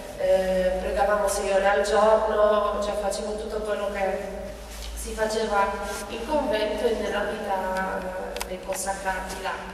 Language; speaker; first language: Italian; non-native, fluent; Polish